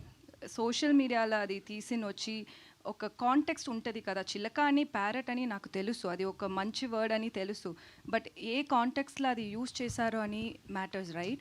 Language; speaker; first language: Telugu; non-native, learner; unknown